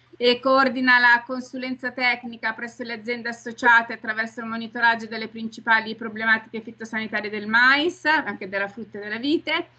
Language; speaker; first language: Italian; native; Italian